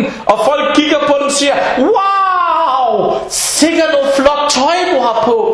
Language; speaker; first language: Danish; early bilingual, other home language; Arabic